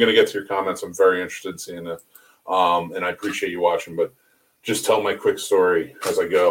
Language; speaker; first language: English; native; English